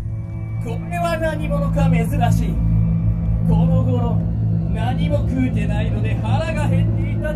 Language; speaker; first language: Japanese; native; Japanese